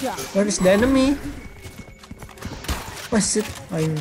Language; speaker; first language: English; non-native, learner; Indonesian